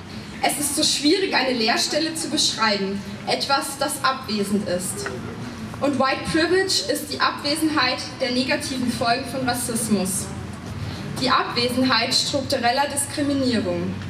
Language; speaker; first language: German; native; German